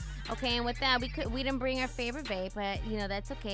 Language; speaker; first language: English; early bilingual, other home language; Spanish